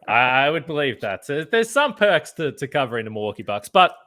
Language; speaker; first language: English; native; English